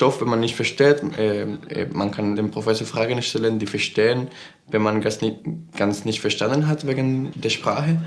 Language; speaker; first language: German; non-native, fluent; Spanish